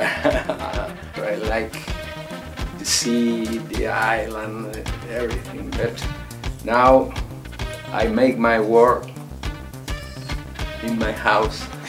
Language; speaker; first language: English; non-native, learner; Spanish